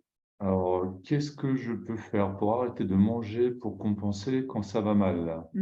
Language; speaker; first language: French; native; French